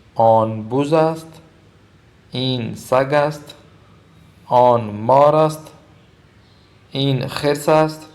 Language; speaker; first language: Persian; non-native, fluent; Urdu